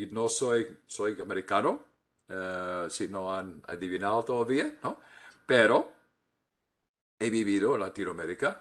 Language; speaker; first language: Spanish; non-native, fluent; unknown